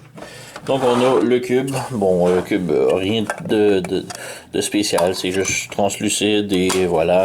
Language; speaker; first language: French; native; French